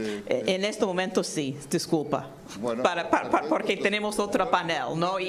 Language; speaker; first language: Spanish; non-native, fluent; English